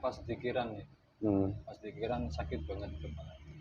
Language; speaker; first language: Indonesian; native; Indonesian